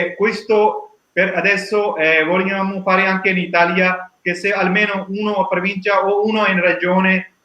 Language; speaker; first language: Italian; non-native, learner; Urdu